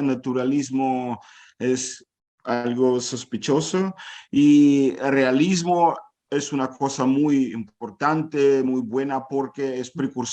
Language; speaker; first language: Spanish; non-native, fluent; Ukrainian